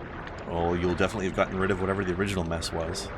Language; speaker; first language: English; native; English